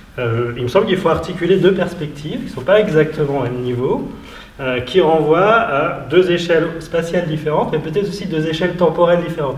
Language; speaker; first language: French; native; French